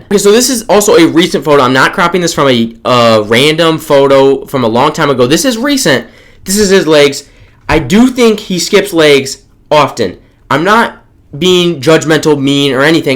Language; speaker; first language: English; native; English